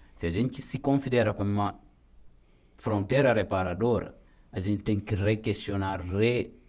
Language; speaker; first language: Portuguese; non-native, fluent; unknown